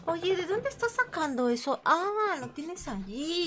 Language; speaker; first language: Spanish; native; Spanish